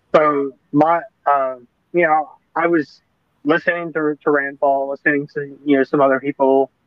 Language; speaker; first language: English; native; English